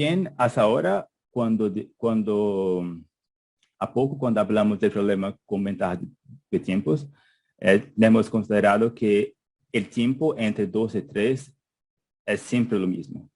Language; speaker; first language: Spanish; non-native, fluent; Portuguese